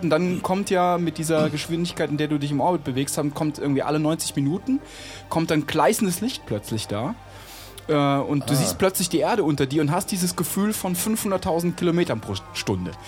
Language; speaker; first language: German; native; German